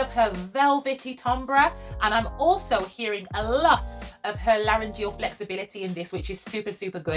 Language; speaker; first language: English; native; English